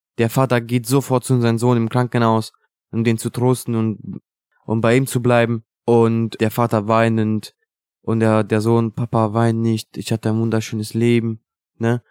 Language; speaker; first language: German; non-native, fluent; Italian